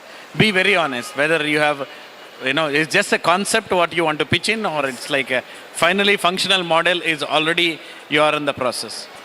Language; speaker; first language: English; non-native, local second language; Kannada